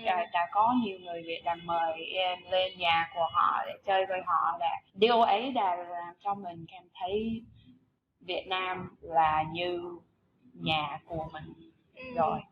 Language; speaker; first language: Vietnamese; non-native, fluent; English